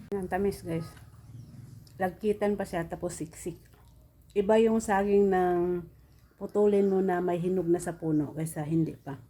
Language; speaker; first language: Filipino; non-native, local second language; Cebuano